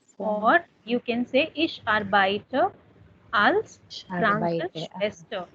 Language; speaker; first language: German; non-native, fluent; Hindi